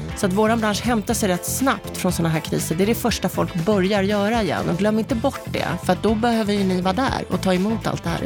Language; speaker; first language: Swedish; native; Swedish